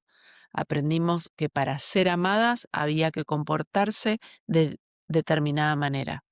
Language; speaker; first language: Spanish; native; Spanish